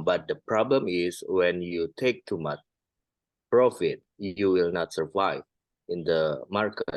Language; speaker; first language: English; non-native, fluent; Indonesian